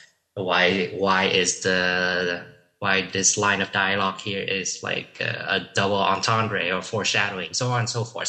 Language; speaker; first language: English; non-native, fluent; Vietnamese